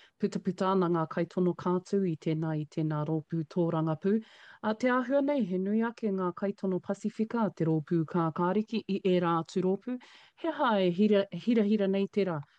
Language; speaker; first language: Māori; non-native, local second language; English